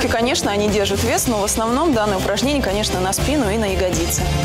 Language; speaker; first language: Russian; native; Russian